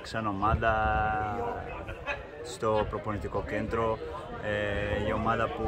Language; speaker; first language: Greek; non-native, fluent; Portuguese